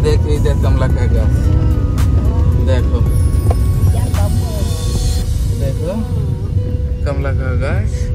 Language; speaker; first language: Hindi; non-native, local second language; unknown